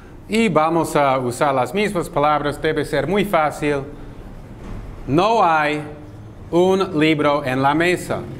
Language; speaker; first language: Spanish; non-native, fluent; English